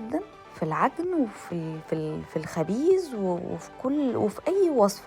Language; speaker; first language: Arabic; native; Arabic